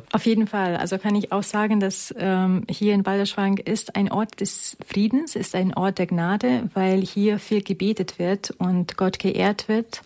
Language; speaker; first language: German; non-native, fluent; Romanian